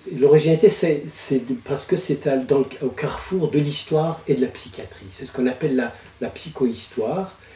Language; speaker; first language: French; non-native, fluent; Persian